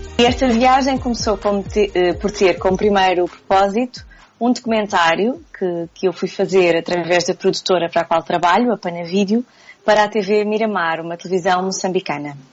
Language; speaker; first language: Portuguese; native; Portuguese